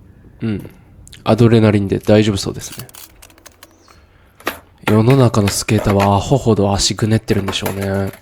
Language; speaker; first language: Japanese; native; Japanese